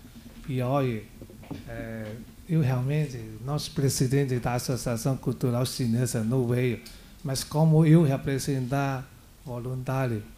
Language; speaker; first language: Portuguese; non-native, learner; Chinese